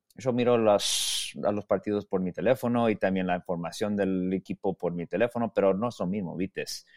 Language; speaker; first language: Spanish; early bilingual, heritage; Spanish